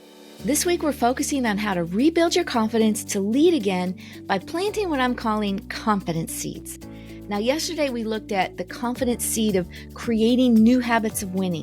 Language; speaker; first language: English; native; English